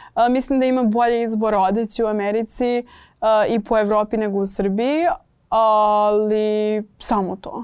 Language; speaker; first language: Serbian; non-native, fluent; English